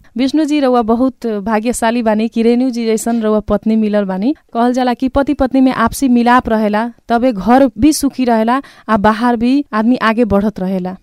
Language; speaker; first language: Bhojpuri; native; Bhojpuri